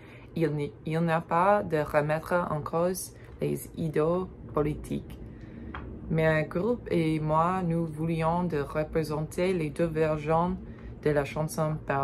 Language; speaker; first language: French; non-native, learner; English